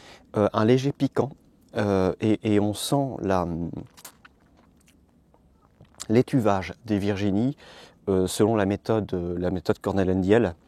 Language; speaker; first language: French; native; French